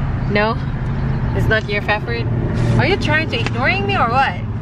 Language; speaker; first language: English; non-native, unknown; Indonesian